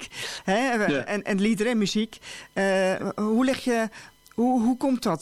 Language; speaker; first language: Dutch; native; Dutch